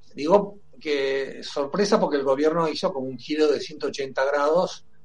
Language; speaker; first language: Spanish; native; Spanish